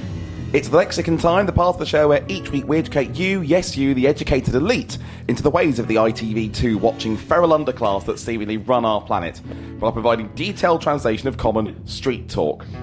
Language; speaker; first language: English; native; English